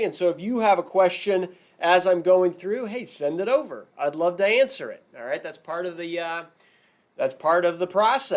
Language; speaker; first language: English; native; English